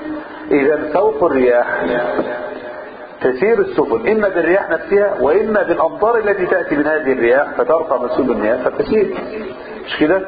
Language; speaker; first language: Arabic; native; Arabic